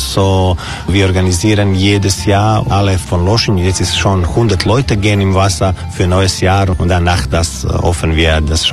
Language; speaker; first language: German; non-native, learner; Croatian